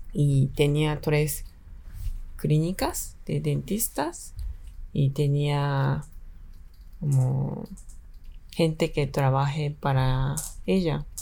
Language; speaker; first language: Spanish; non-native, fluent; Japanese